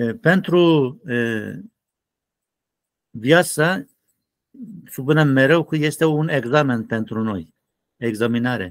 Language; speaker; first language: Romanian; non-native, learner; Turkish